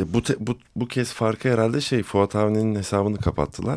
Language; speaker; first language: Turkish; native; Turkish